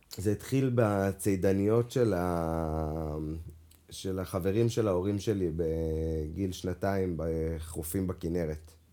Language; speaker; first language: Hebrew; native; Hebrew